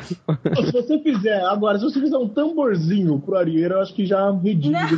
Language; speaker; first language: Portuguese; native; Portuguese